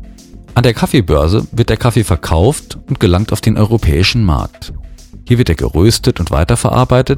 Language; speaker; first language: German; native; German